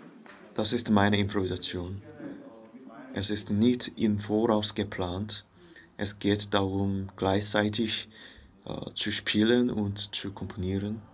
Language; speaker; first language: German; non-native, fluent; Korean